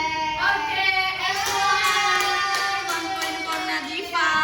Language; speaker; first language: English; non-native, learner; Indonesian